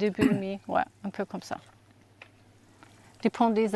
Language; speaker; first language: French; non-native, learner; German